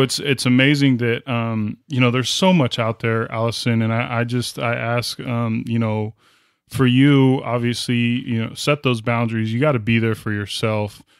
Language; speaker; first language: English; native; English